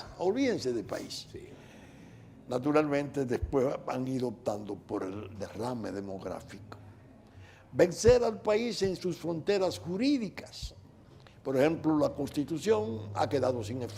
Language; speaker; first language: Spanish; native; Spanish